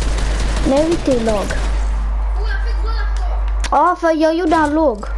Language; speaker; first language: Swedish; early bilingual, other home language; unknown